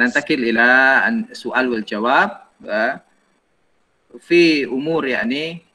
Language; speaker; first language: Arabic; non-native, fluent; Indonesian